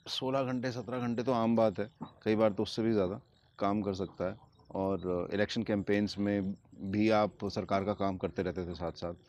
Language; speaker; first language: Hindi; native; Hindi